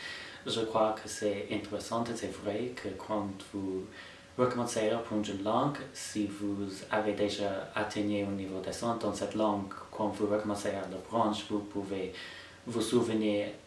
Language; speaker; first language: French; non-native, fluent; English